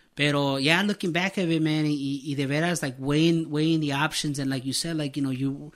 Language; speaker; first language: English; early bilingual, other home language; Spanish